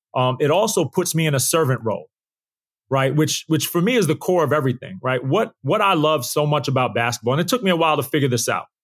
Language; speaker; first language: English; native; English